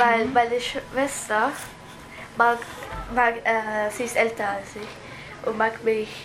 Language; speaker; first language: German; early bilingual, other home language; Croatian